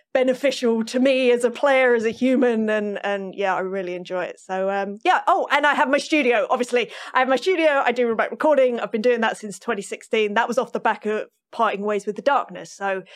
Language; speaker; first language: English; native; English